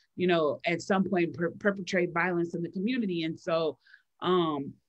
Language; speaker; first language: English; native; English